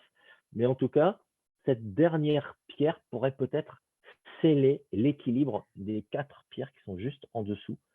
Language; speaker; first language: French; native; French